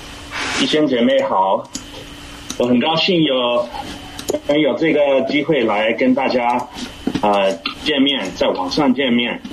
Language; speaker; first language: Chinese; early bilingual, heritage; English